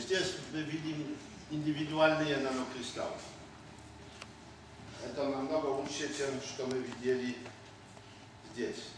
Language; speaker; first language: Russian; non-native, fluent; Polish